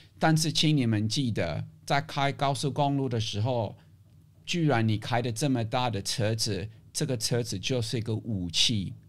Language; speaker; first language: Chinese; non-native, fluent; English